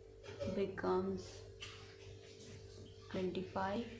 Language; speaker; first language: English; non-native, local second language; Hindi